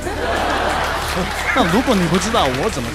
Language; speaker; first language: Chinese; non-native, fluent; English